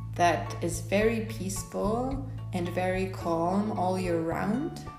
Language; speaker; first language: English; non-native, fluent; Polish